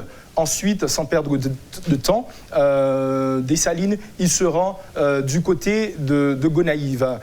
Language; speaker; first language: French; non-native, local second language; Haitian Creole